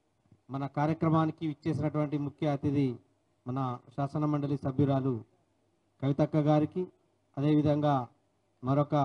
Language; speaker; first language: Telugu; native; Telugu